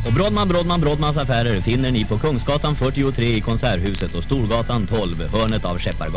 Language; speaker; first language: Swedish; native; Swedish